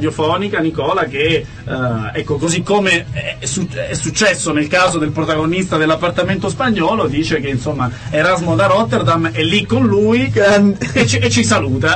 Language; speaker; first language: Italian; native; Italian